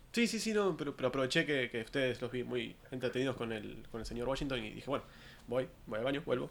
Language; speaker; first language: Spanish; native; Spanish